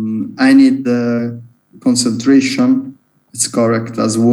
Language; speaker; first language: English; non-native, learner; Italian